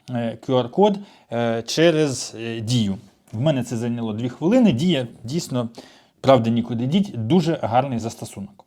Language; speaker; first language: Ukrainian; non-native, local second language; Russian